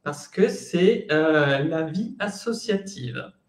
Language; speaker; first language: French; non-native, fluent; Spanish